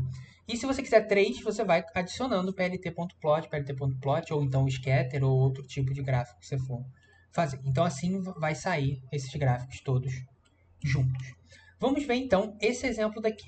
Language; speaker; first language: Portuguese; native; Portuguese